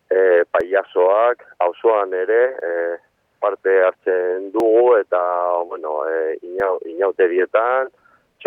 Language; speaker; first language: Basque; non-native, local second language; Spanish